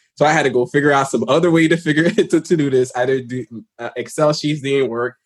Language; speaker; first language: English; early bilingual, other home language; Haitian Creole